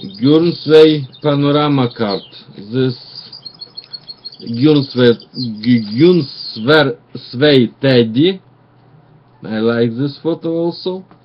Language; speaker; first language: English; non-native, learner; Russian